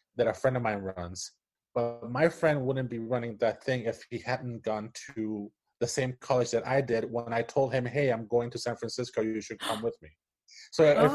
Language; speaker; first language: English; non-native, fluent; Spanish